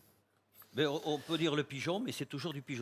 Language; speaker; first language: French; native; French